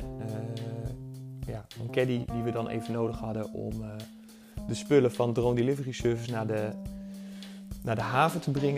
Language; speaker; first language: Dutch; native; Dutch